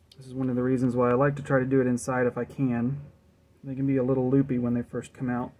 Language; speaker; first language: English; native; English